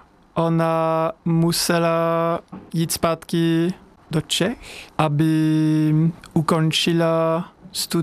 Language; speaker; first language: Czech; non-native, learner; French